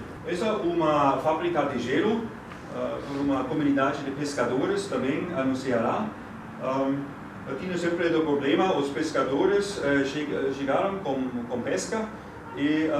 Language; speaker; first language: Portuguese; non-native, fluent; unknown